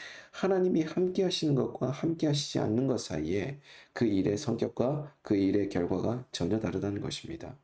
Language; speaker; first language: Korean; native; Korean